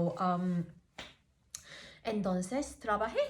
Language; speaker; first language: Spanish; non-native, learner; Cantonese